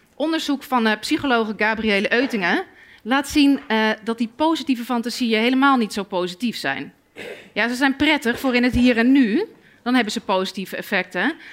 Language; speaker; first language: Dutch; native; Dutch